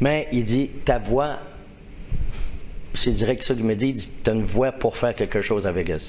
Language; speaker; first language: French; native; French